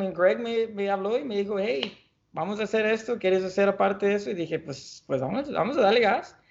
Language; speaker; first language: Spanish; early bilingual, heritage; Spanish